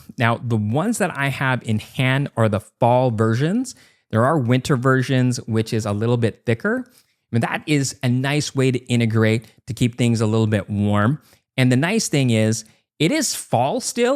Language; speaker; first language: English; native; English